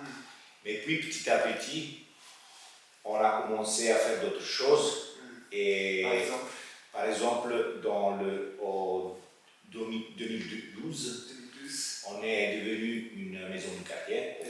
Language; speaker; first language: French; non-native, fluent; Italian